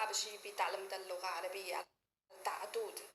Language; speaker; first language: Arabic; non-native, fluent; Chinese